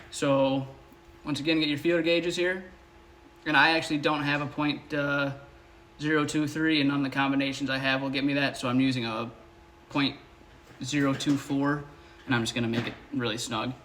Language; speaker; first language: English; native; English